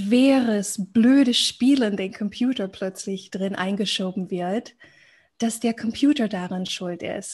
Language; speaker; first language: German; non-native, fluent; English